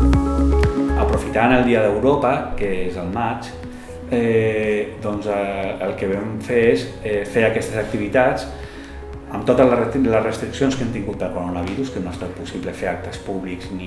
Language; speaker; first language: Catalan; native; Catalan